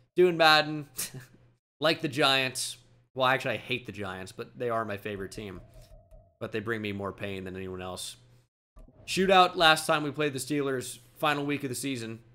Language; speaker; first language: English; native; English